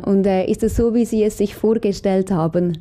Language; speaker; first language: German; native; German